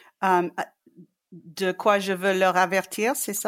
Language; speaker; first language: French; non-native, fluent; English